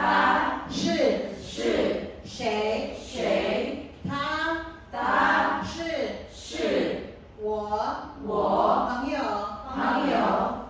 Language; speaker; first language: Chinese; non-native, fluent; Filipino